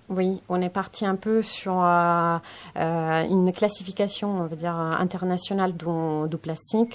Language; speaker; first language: French; non-native, fluent; Italian